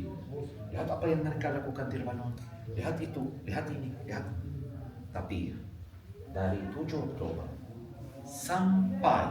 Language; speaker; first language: Indonesian; non-native, fluent; Arabic